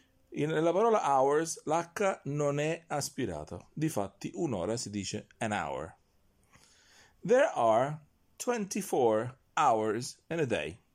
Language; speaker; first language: Italian; native; Italian